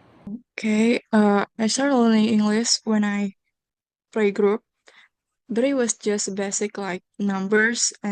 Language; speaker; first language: English; non-native, learner; Indonesian